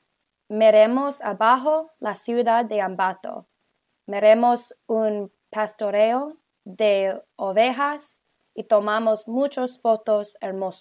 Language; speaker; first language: Spanish; non-native, learner; English